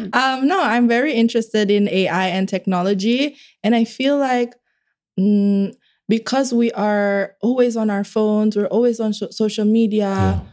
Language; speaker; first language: English; early bilingual, other home language; Indonesian